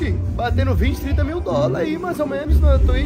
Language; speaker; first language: Portuguese; native; Portuguese